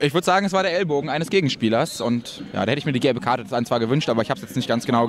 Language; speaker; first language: German; native; German